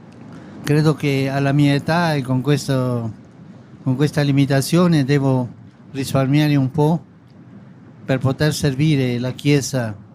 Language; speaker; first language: Italian; early bilingual, heritage; Spanish